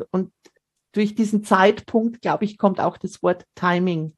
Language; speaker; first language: German; native; German